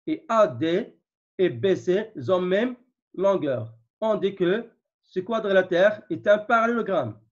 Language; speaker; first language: French; non-native, local second language; Arabic